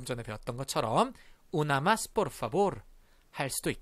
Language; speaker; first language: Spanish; non-native, fluent; Korean